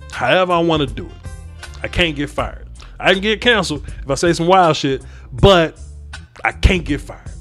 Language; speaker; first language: English; native; English